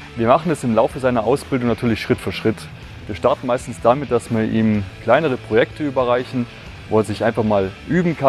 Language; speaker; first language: German; native; German